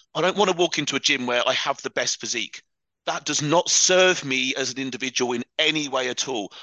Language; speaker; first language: English; native; English